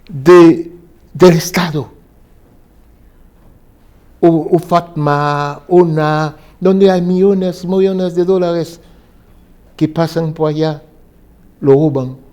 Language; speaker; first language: Spanish; non-native, fluent; Haitian Creole